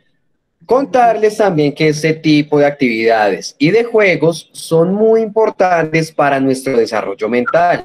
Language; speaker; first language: Spanish; native; Spanish